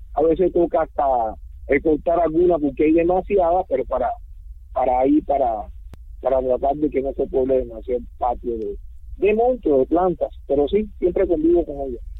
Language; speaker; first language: Spanish; non-native, local second language; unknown